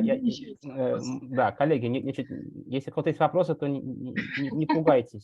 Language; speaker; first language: Russian; native; Russian